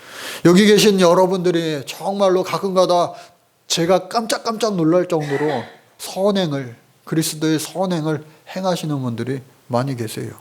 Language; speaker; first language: Korean; native; Korean